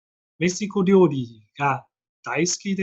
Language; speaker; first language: Japanese; non-native, learner; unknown